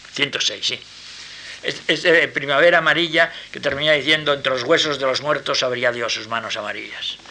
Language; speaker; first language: Spanish; native; Spanish